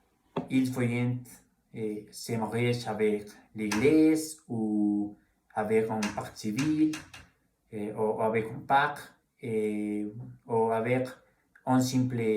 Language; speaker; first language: French; non-native, learner; Spanish